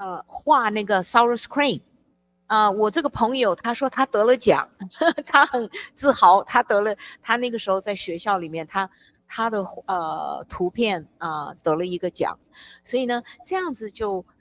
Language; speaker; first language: Chinese; early bilingual, heritage; English